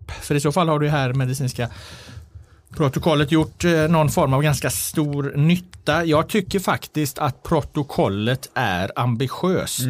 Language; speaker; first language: Swedish; native; Swedish